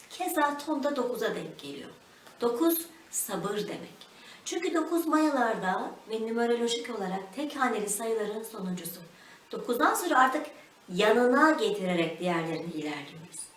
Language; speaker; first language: Turkish; native; Turkish